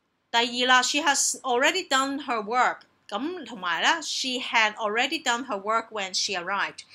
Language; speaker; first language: English; non-native, local second language; Cantonese